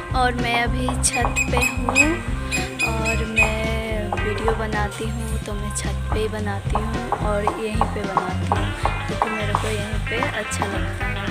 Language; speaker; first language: Hindi; native; Hindi